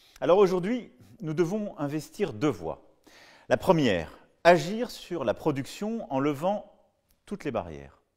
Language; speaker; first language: French; native; French